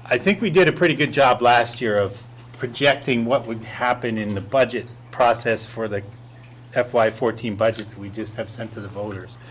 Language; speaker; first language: English; native; English